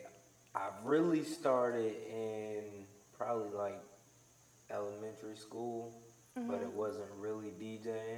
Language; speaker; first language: English; native; English